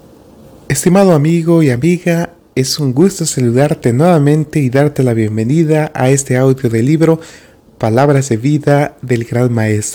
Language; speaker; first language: Spanish; native; Spanish